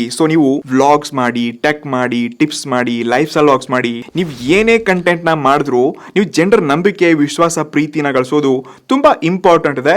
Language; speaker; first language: Kannada; native; Kannada